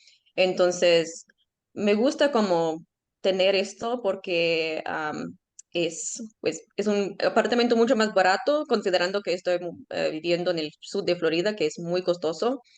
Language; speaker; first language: Spanish; early bilingual, heritage; Spanish